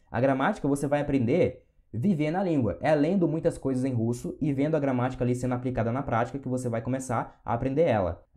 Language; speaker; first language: Portuguese; native; Portuguese